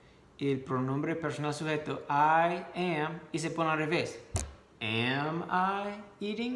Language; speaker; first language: Spanish; non-native, fluent; English